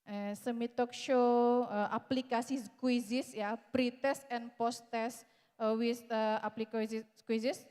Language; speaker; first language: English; non-native, learner; Indonesian